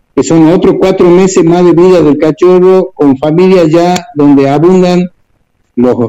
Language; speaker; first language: Spanish; native; Spanish